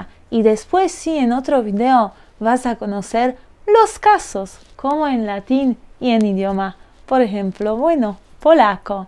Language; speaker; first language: Spanish; non-native, fluent; Polish